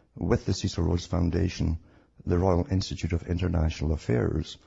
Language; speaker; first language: English; native; English